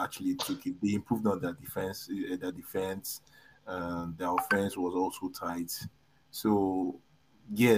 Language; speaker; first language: English; non-native, local second language; Yoruba